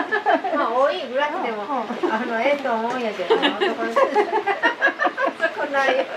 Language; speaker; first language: Japanese; native; Japanese